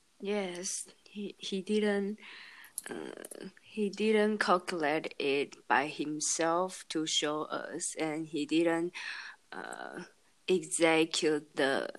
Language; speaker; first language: English; non-native, learner; Chinese